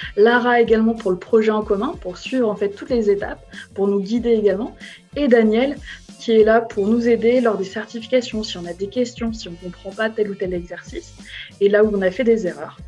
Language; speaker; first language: French; native; French